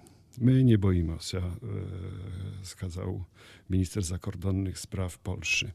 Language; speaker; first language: Ukrainian; non-native, learner; Polish